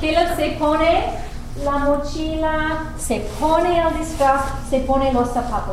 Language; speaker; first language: Spanish; non-native, fluent; English